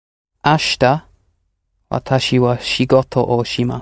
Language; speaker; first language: Japanese; non-native, learner; English